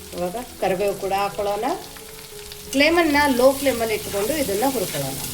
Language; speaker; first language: Kannada; native; Kannada